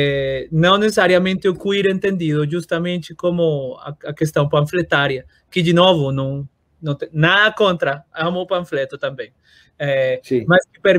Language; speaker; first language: Portuguese; non-native, fluent; Spanish